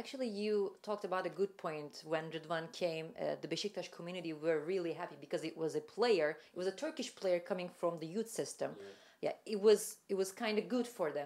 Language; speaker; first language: English; non-native, fluent; Turkish